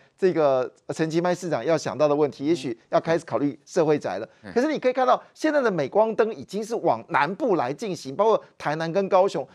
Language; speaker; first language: Chinese; native; Chinese